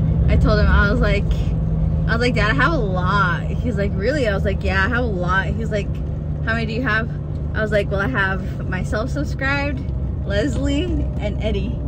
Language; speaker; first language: English; early bilingual, other home language; Spanish